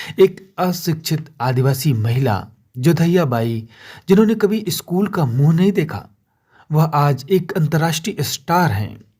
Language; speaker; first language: Hindi; native; Hindi